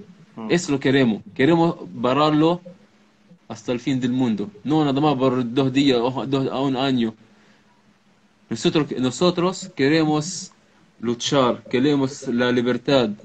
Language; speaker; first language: Spanish; non-native, learner; Arabic